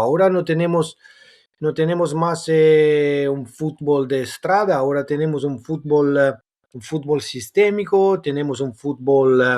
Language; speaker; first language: Spanish; non-native, fluent; Italian